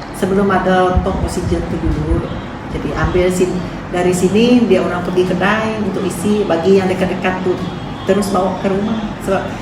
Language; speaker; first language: Malay; non-native, local second language; Iban